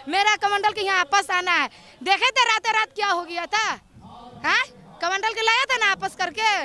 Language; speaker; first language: Hindi; native; Hindi